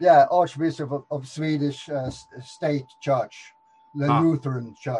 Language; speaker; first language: English; non-native, fluent; Swedish